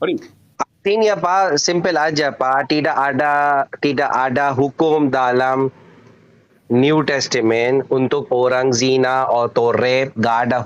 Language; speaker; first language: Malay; non-native, learner; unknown